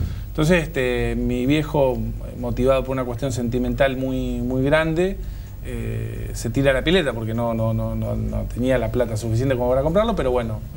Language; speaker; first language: Spanish; native; Spanish